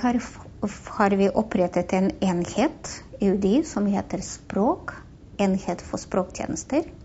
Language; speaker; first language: Norwegian; non-native, fluent; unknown